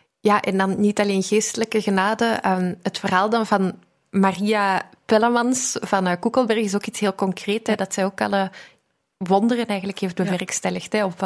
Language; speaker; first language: Dutch; native; Dutch